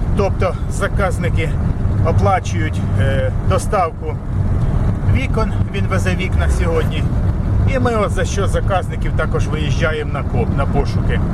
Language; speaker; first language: Ukrainian; non-native, local second language; Russian